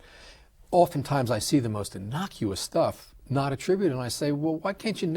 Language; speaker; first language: English; native; English